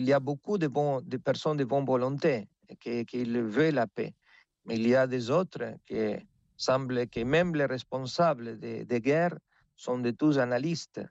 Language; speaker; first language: French; non-native, fluent; Spanish